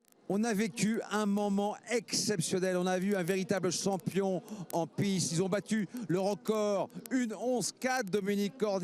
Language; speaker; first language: French; native; French